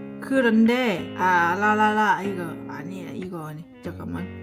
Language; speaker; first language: Korean; non-native, learner; Lao